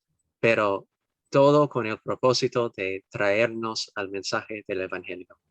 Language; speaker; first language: Spanish; non-native, fluent; English